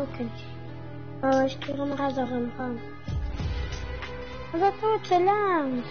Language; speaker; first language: German; non-native, learner; Portuguese